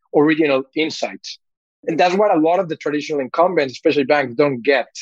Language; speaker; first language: English; early bilingual, other home language; Spanish